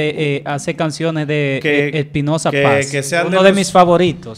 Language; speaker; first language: Spanish; native; Spanish